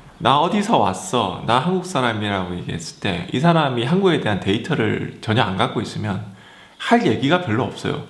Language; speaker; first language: Korean; native; Korean